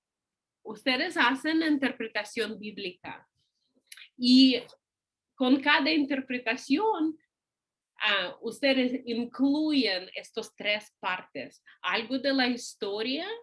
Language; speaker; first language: Spanish; non-native, fluent; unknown